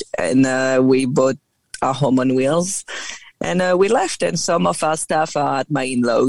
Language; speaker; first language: English; non-native, fluent; French